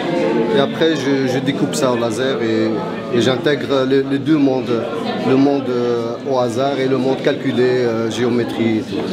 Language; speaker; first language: French; non-native, local second language; Arabic